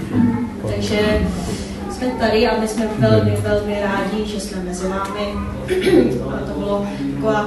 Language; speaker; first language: Czech; non-native, fluent; Korean